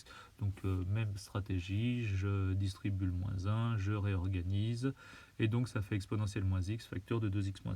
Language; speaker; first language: French; native; French